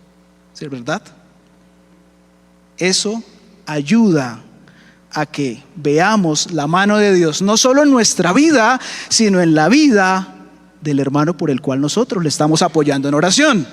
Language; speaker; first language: Spanish; native; Spanish